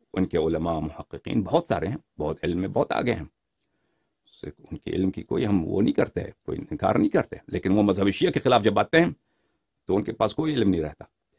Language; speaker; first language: Urdu; non-native, fluent; Persian